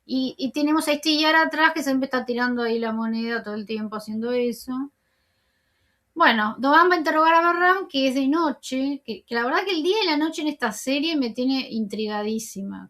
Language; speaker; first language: Spanish; native; Spanish